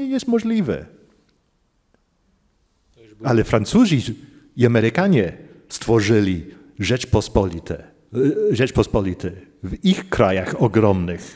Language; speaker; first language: Polish; non-native, fluent; English